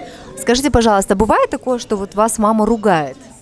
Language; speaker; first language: Russian; native; Russian